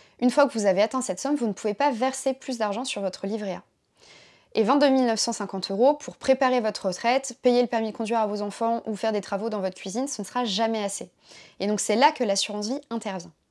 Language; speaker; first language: French; native; French